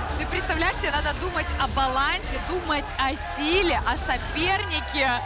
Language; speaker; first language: Russian; native; Russian